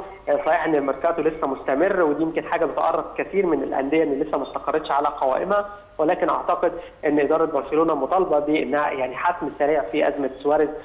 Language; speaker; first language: Arabic; native; Arabic